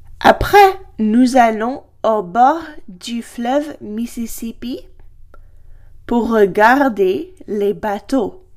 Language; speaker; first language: French; non-native, fluent; English